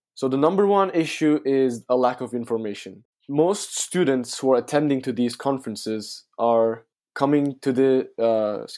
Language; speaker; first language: English; non-native, fluent; Turkish